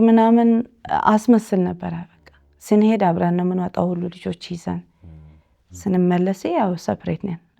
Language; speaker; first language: Amharic; early bilingual, heritage; Amharic